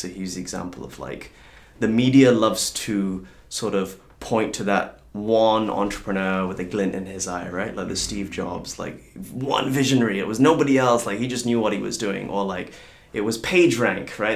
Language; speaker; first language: English; native; English